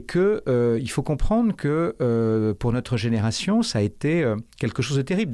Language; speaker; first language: French; native; French